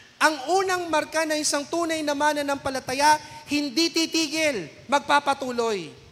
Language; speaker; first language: Filipino; native; Filipino